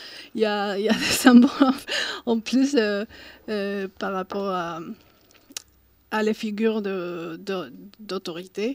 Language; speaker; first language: French; non-native, fluent; Spanish